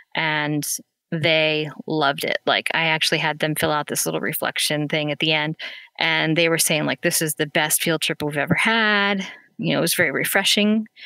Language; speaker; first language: English; native; English